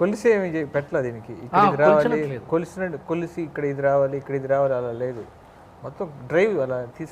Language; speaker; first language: Telugu; native; Telugu